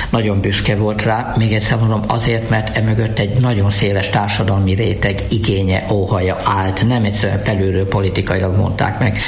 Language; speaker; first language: Hungarian; native; Hungarian